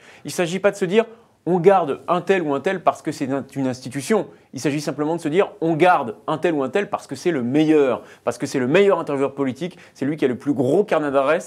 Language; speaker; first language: French; native; French